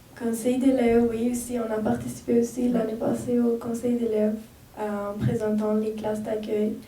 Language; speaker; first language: French; non-native, fluent; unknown